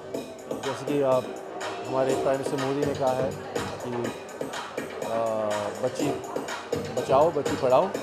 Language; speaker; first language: Hindi; native; Hindi